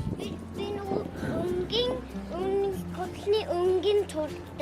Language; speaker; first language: Mongolian; early bilingual, heritage; Mongolian